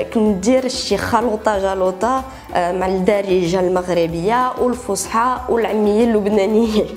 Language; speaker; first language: Arabic; early bilingual, heritage; Arabic